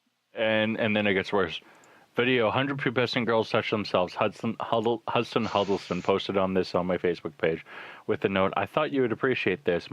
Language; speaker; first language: English; native; English